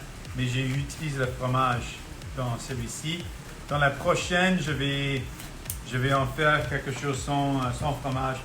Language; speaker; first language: French; non-native, local second language; Punjabi